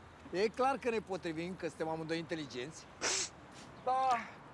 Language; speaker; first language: Romanian; native; Romanian